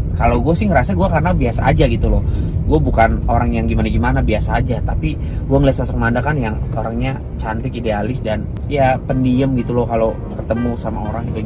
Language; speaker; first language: Indonesian; native; Indonesian